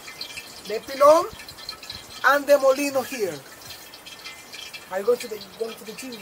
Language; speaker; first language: English; non-native, fluent; Spanish